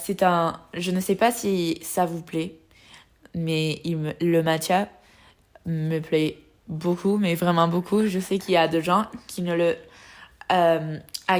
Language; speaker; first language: French; non-native, learner; Spanish